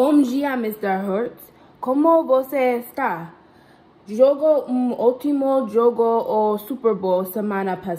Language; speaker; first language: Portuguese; non-native, learner; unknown